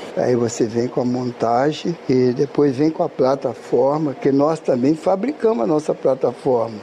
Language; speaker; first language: Portuguese; native; Portuguese